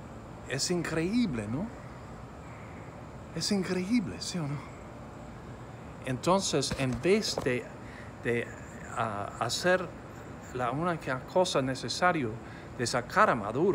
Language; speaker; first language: Spanish; non-native, fluent; English